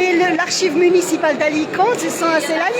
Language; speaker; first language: French; non-native, local second language; Arabic